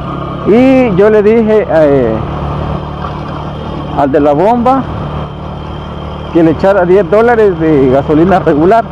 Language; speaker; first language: Spanish; native; Spanish